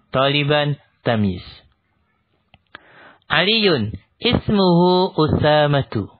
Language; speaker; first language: Arabic; non-native, fluent; Indonesian